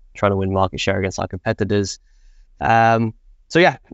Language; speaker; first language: English; native; English